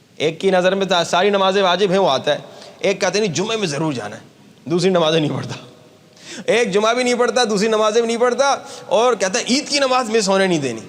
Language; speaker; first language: Urdu; native; Urdu